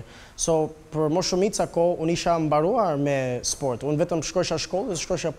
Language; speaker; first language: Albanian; early bilingual, heritage; Albanian